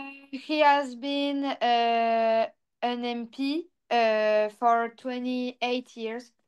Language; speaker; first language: English; non-native, learner; French